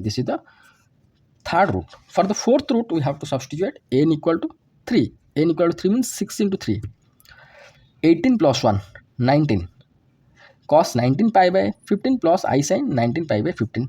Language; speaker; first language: English; non-native, local second language; Odia